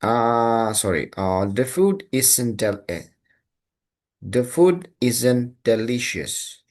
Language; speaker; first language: English; non-native, fluent; Indonesian